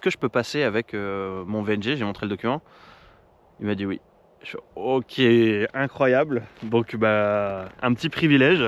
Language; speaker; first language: French; native; French